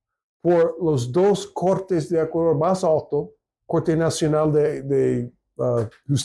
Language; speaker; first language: Spanish; non-native, fluent; English